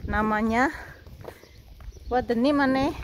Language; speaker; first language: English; non-native, learner; Indonesian